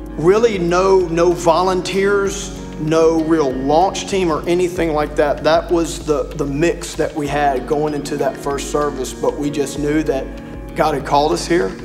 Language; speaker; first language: English; native; English